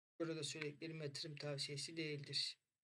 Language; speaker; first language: Turkish; native; Turkish